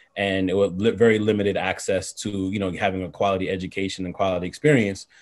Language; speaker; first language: English; native; English